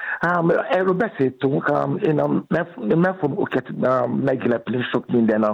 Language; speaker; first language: Hungarian; non-native, learner; Yoruba